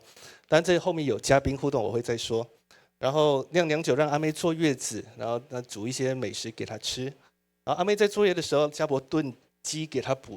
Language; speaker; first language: Chinese; native; Chinese